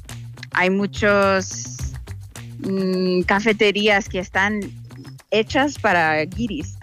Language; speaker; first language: Spanish; non-native, fluent; English